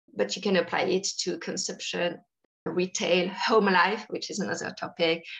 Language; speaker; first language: English; non-native, fluent; French